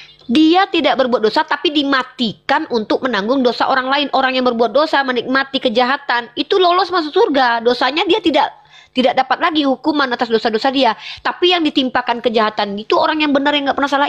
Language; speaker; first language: Indonesian; native; Indonesian